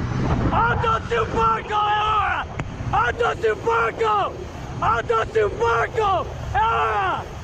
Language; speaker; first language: Spanish; non-native, learner; English